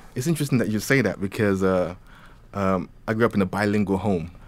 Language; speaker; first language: English; native; English